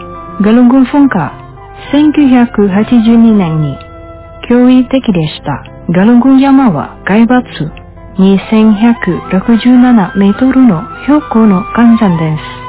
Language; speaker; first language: Japanese; non-native, fluent; Indonesian